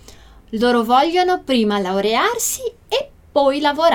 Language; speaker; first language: Italian; non-native, fluent; Portuguese